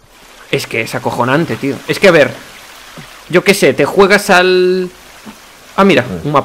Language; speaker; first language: Spanish; native; Spanish